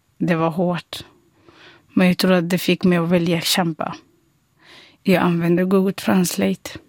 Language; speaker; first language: Swedish; non-native, fluent; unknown